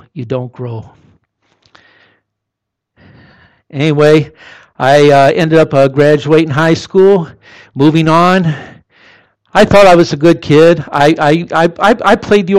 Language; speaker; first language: English; native; English